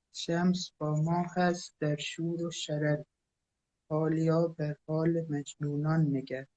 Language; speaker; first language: Persian; native; Persian